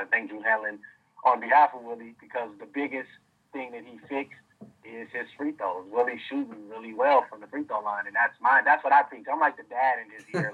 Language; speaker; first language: English; native; English